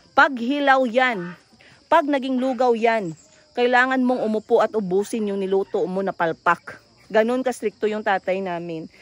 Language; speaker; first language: Filipino; non-native, local second language; Cebuano